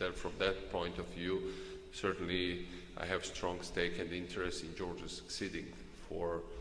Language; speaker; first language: English; non-native, fluent; Georgian